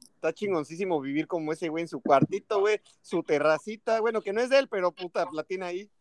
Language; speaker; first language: Spanish; native; Spanish